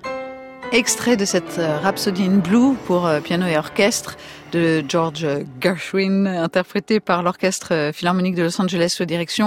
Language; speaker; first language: French; native; French